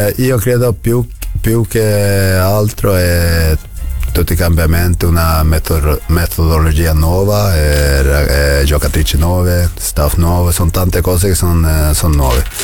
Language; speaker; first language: Italian; non-native, fluent; Swedish